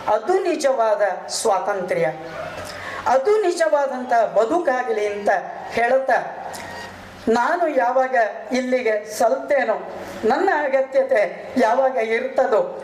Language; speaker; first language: Kannada; native; Kannada